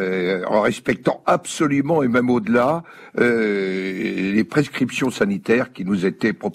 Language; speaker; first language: French; native; French